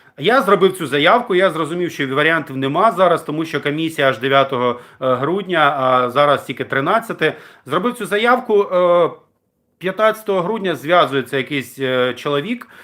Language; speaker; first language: Ukrainian; non-native, local second language; Russian